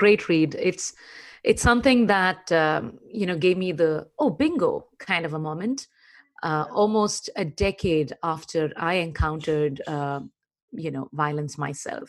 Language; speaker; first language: English; non-native, local second language; Malayalam